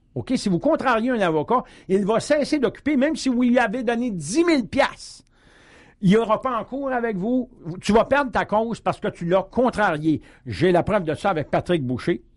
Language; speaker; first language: French; native; French